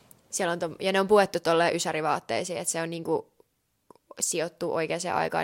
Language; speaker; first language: Finnish; native; Finnish